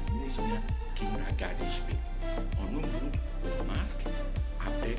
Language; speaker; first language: German; non-native, learner; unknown